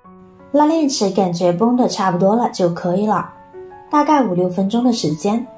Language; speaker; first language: Chinese; native; Chinese